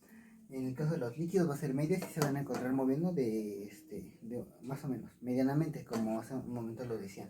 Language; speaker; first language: Spanish; native; Spanish